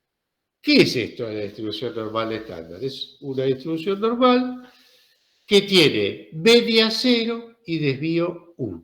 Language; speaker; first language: Spanish; native; Spanish